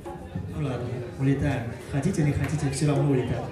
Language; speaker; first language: Russian; non-native, fluent; French